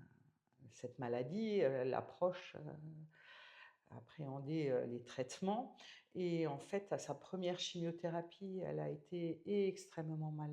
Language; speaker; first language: French; native; French